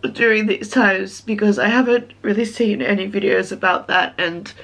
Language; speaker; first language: English; native; English